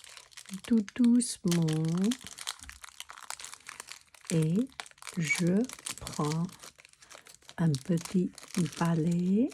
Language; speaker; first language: French; non-native, learner; Chinese